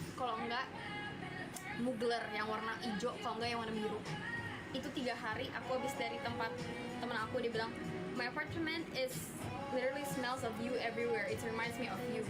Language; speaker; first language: Indonesian; native; Indonesian